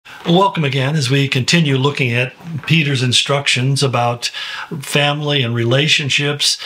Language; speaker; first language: English; native; English